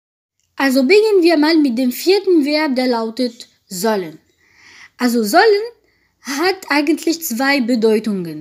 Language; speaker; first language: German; non-native, fluent; French